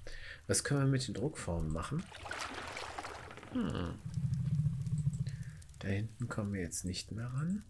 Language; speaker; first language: German; native; German